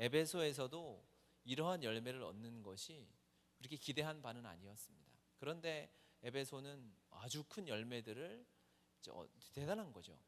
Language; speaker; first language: Korean; native; Korean